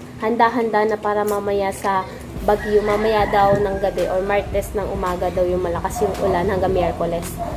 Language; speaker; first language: Filipino; non-native, local second language; Bikol